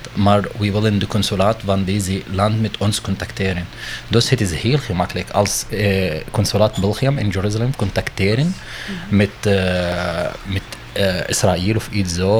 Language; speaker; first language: Dutch; non-native, learner; Arabic